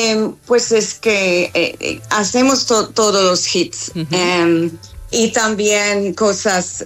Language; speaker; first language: Spanish; non-native, fluent; English